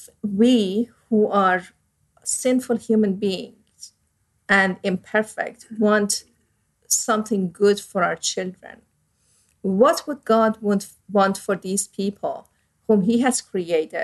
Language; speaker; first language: English; non-native, fluent; Persian